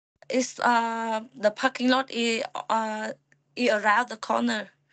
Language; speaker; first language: English; non-native, learner; Vietnamese